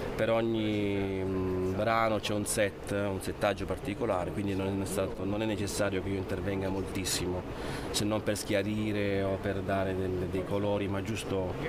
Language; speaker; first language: Italian; native; Italian